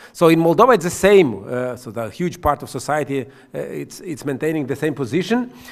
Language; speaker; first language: English; non-native, fluent; Romanian